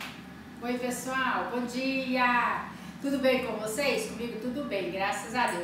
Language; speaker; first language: Portuguese; native; Portuguese